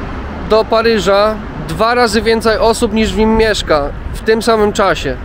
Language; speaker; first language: Polish; native; Polish